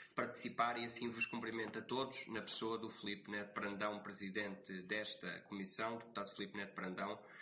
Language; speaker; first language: Portuguese; native; Portuguese